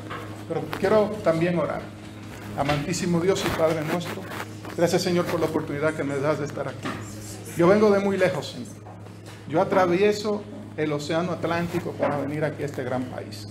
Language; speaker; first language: Spanish; native; Spanish